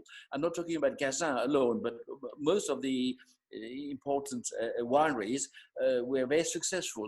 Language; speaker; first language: English; non-native, fluent; French